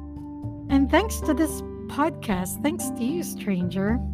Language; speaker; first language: English; non-native, local second language; Filipino